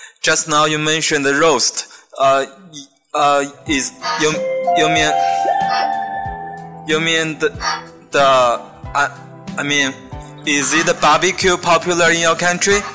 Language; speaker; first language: English; non-native, fluent; Chinese